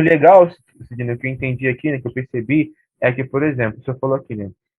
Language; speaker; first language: Portuguese; native; Portuguese